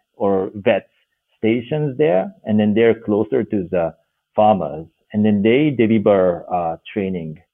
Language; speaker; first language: English; non-native, fluent; Japanese